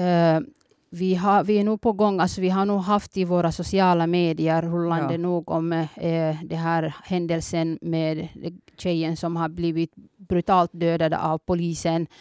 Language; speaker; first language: Swedish; early bilingual, other home language; Somali